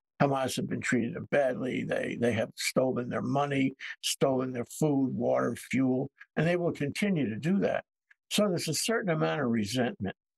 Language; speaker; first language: English; native; English